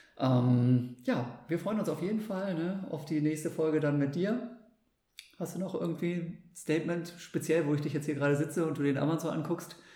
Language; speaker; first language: German; native; German